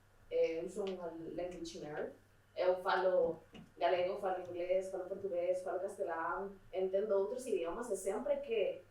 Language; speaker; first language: Galician; non-native, local second language; Spanish